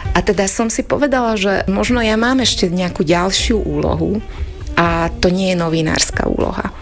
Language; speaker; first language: Slovak; non-native, local second language; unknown